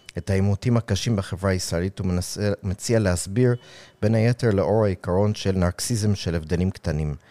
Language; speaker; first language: Hebrew; early bilingual, other home language; English